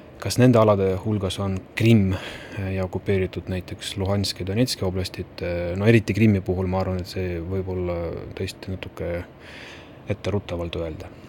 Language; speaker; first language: Estonian; non-native, local second language; Russian